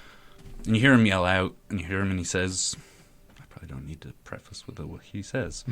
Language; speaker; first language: English; native; English